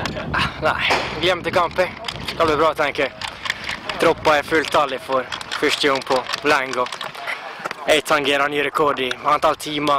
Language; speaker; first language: Norwegian; native; Norwegian